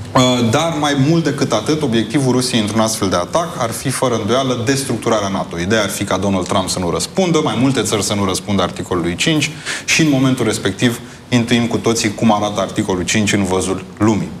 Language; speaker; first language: Romanian; native; Romanian